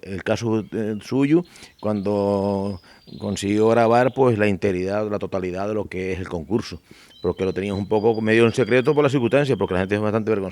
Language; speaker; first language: Spanish; native; Spanish